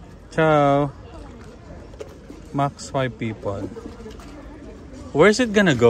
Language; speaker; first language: English; non-native, local second language; Filipino